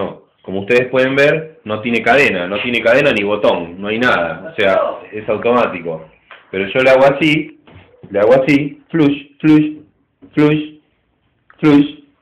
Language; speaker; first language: Spanish; native; Spanish